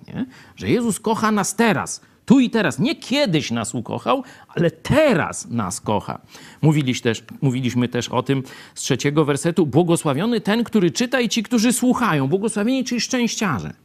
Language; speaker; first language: Polish; native; Polish